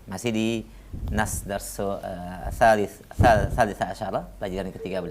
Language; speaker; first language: Indonesian; native; Indonesian